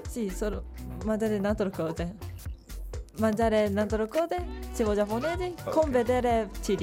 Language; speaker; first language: Italian; non-native, learner; Japanese